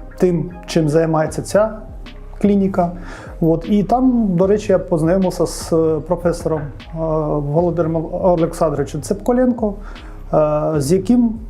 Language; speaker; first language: Ukrainian; non-native, local second language; Russian